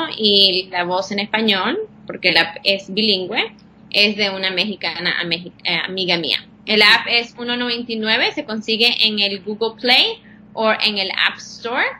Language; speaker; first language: Spanish; non-native, fluent; English